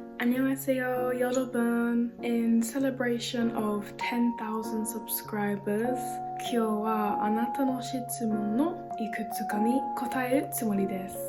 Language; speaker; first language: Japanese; non-native, learner; English